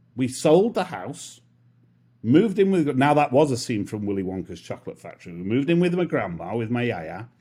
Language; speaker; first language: English; native; English